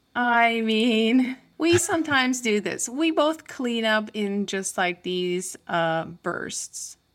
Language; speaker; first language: English; non-native, fluent; Turkish